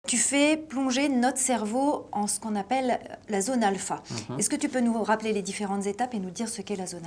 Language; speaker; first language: French; native; French